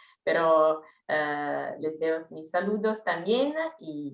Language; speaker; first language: Spanish; non-native, fluent; Italian